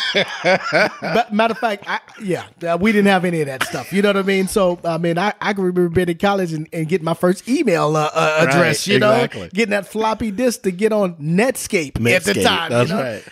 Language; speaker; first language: English; native; English